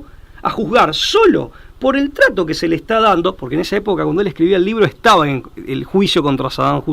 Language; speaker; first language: Spanish; native; Spanish